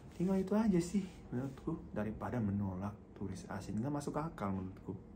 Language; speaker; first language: Indonesian; non-native, fluent; Japanese